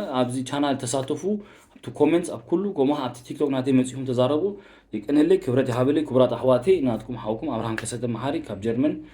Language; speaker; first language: Tigrinya; early bilingual, heritage; Tigrinya